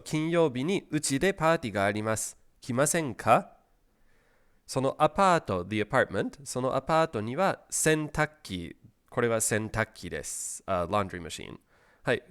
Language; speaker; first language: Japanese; non-native, fluent; English